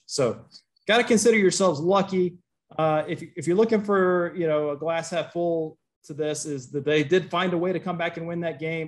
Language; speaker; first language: English; native; English